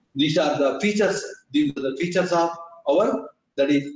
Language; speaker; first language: English; non-native, local second language; Kannada